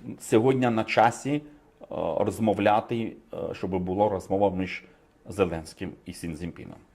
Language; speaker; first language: Ukrainian; non-native, fluent; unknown